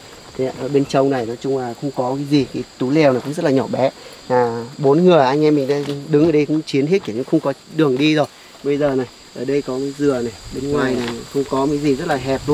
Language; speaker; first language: Vietnamese; native; Vietnamese